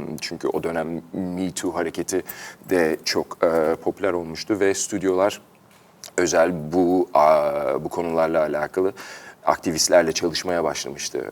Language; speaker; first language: Turkish; early bilingual, heritage; Turkish